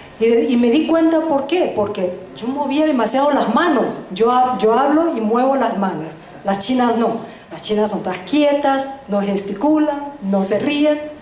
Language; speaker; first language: Spanish; early bilingual, other home language; Chinese